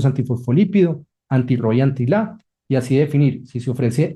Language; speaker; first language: Spanish; native; Spanish